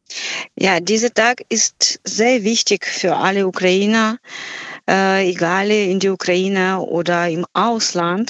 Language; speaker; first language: German; non-native, fluent; Ukrainian